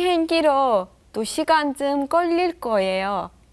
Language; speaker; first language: Korean; non-native, learner; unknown